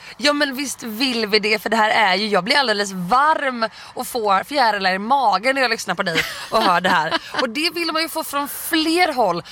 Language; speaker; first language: Swedish; native; Swedish